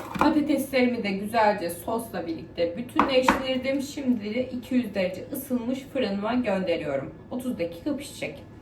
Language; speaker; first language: Turkish; native; Turkish